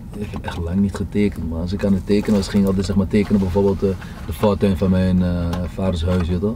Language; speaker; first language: Dutch; early bilingual, other home language; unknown